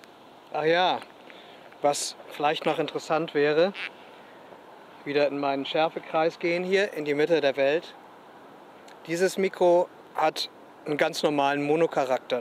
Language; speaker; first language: German; native; German